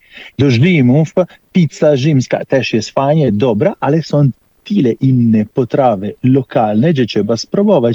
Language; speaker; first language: Polish; non-native, fluent; Italian